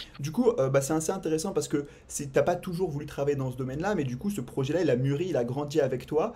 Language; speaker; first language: French; native; French